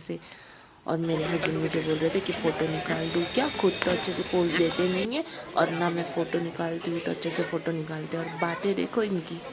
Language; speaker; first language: Hindi; native; Hindi